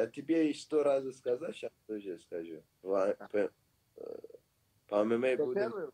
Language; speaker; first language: Russian; non-native, learner; Persian